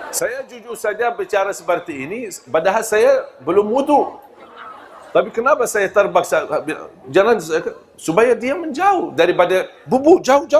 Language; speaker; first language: Malay; non-native, fluent; Arabic